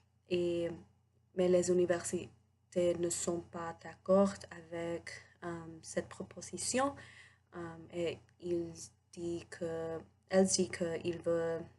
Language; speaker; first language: French; non-native, learner; English